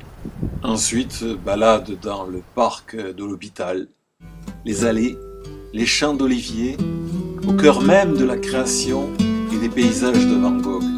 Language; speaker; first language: French; native; French